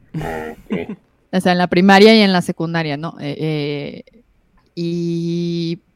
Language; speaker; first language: Spanish; native; Spanish